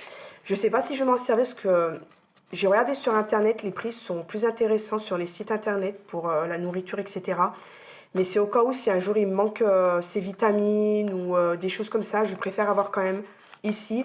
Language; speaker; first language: French; native; French